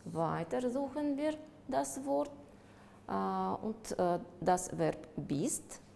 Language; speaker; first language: German; non-native, fluent; Russian